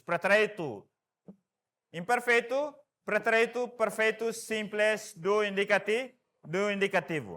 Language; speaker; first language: Portuguese; non-native, fluent; Tetum